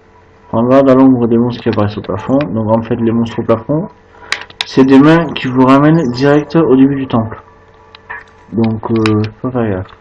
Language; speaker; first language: French; native; French